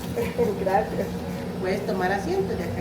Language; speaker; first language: Spanish; native; Spanish